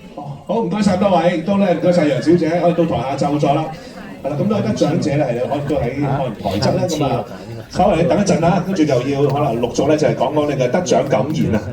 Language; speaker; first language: Cantonese; native; Cantonese